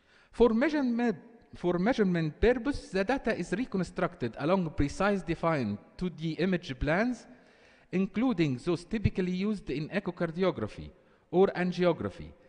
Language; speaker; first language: English; non-native, fluent; Arabic